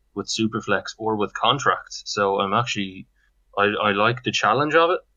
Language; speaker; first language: English; native; English